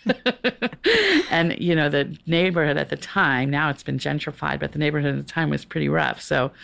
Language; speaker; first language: English; native; English